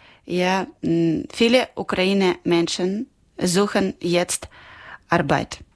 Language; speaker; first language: German; non-native, learner; Ukrainian